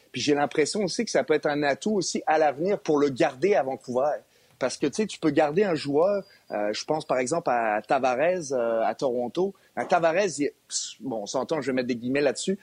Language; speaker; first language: French; native; French